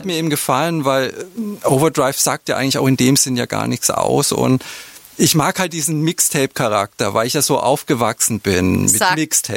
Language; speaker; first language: German; native; German